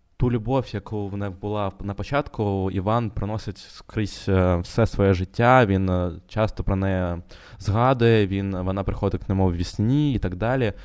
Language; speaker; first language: Ukrainian; non-native, local second language; Russian